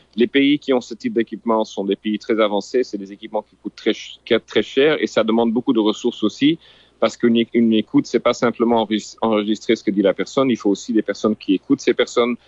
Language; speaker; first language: French; non-native, local second language; Haitian Creole